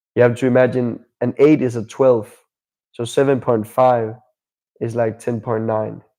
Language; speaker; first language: English; non-native, fluent; Danish